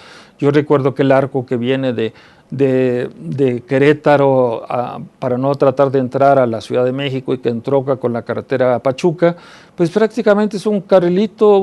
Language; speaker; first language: Spanish; native; Spanish